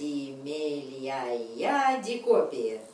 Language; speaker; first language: Italian; non-native, learner; Russian